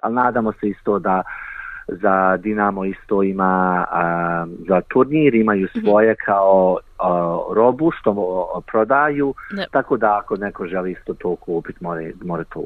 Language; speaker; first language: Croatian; early bilingual, heritage; Croatian